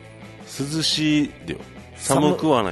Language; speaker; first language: Japanese; native; Japanese